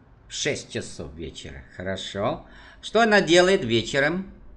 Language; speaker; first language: Russian; non-native, fluent; Vietnamese